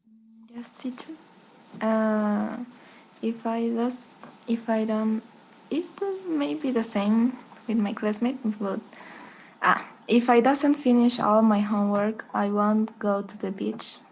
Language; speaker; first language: English; non-native, learner; Spanish